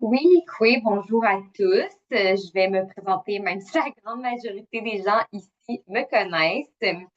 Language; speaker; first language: French; native; French